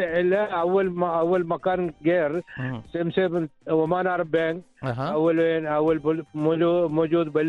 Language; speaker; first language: Arabic; non-native, learner; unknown